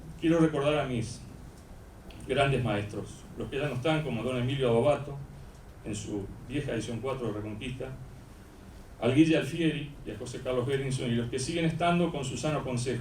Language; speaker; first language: Spanish; native; Spanish